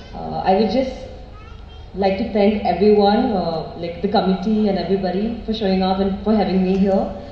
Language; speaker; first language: English; non-native, fluent; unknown